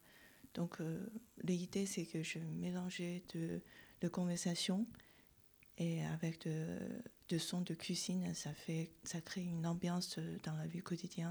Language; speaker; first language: French; non-native, fluent; Chinese